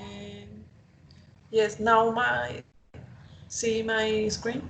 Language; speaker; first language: English; non-native, learner; Spanish